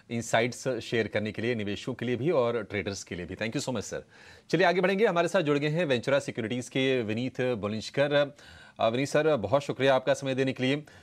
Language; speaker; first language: Hindi; native; Hindi